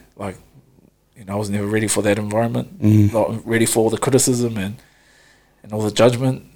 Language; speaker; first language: English; native; English